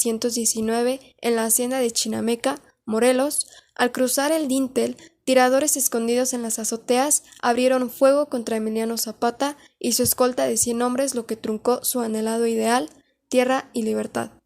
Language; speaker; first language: Spanish; native; Spanish